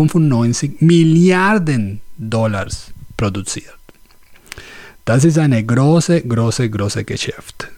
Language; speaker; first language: German; non-native, learner; Spanish